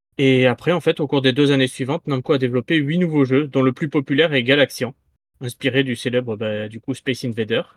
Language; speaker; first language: French; native; French